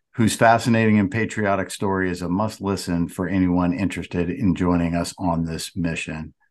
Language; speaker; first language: English; native; English